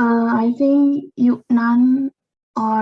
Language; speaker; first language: English; non-native, learner; Indonesian